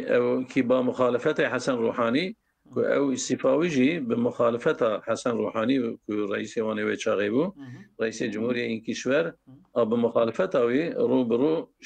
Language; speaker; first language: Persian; non-native, fluent; Kurdish